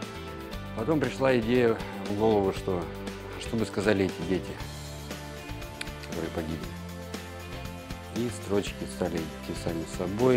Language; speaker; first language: Russian; native; Russian